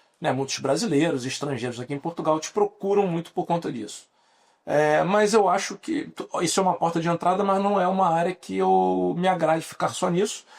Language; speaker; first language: Portuguese; native; Portuguese